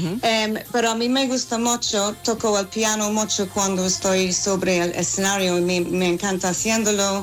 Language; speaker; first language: Spanish; non-native, learner; English